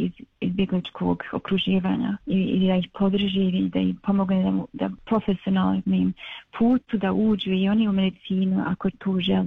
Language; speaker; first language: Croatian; early bilingual, other home language; Bosnian